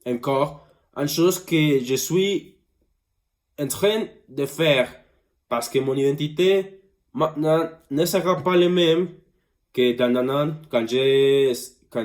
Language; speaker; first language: French; non-native, learner; Spanish